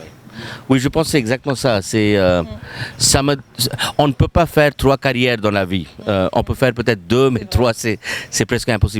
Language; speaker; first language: French; non-native, fluent; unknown